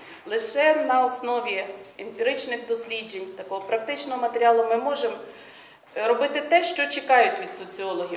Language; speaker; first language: Ukrainian; native; Ukrainian